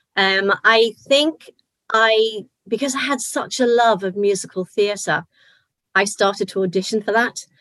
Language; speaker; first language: English; native; English